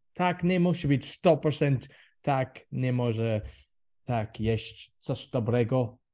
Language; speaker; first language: Polish; non-native, learner; English